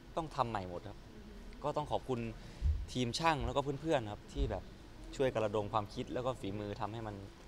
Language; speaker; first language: Thai; native; Thai